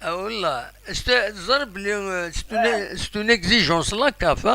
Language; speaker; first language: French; non-native, local second language; Kabyle